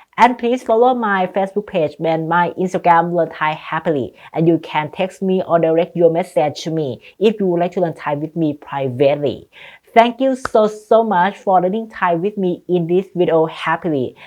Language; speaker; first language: English; non-native, fluent; Thai